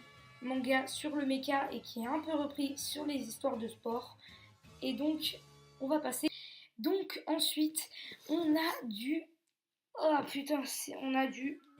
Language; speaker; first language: French; native; French